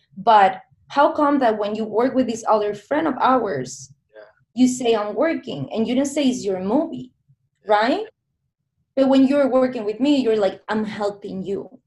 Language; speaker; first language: English; non-native, fluent; Spanish